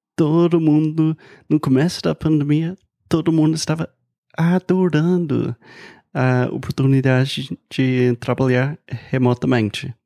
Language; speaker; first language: Portuguese; non-native, fluent; English